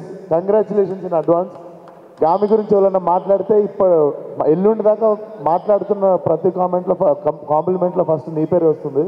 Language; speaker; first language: Telugu; native; Telugu